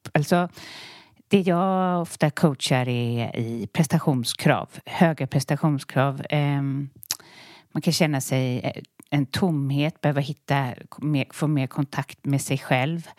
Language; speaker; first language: Swedish; native; Swedish